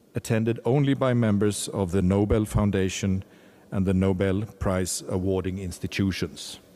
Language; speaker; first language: English; non-native, fluent; Swedish